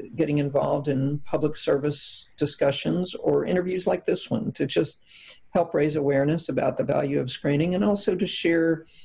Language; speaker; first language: English; native; English